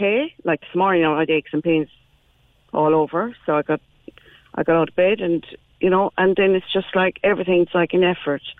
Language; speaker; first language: English; non-native, local second language; Swahili